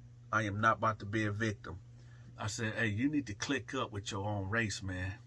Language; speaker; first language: English; native; English